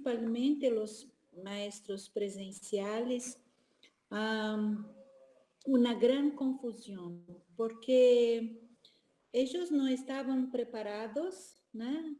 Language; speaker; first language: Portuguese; non-native, learner; Spanish